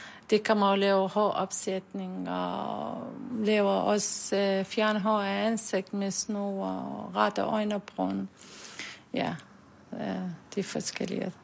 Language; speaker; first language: Danish; non-native, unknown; Arabic